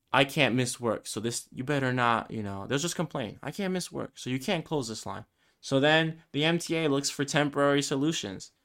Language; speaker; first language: English; early bilingual, other home language; Spanish